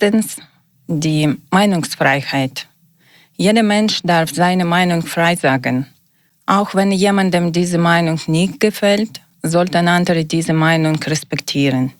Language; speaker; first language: German; non-native, learner; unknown